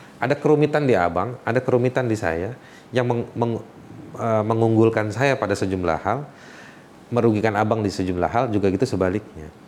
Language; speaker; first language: Indonesian; native; Indonesian